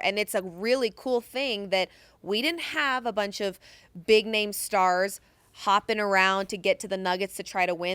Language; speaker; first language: English; native; English